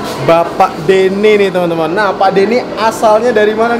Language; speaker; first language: Indonesian; native; Indonesian